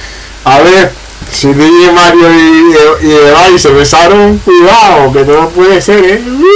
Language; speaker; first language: Spanish; native; Spanish